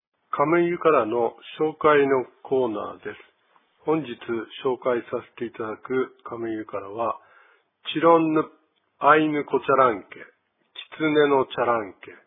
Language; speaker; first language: Japanese; native; Japanese